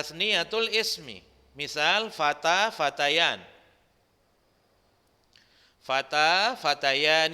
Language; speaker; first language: Arabic; non-native, fluent; Indonesian